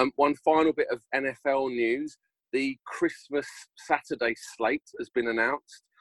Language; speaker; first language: English; native; English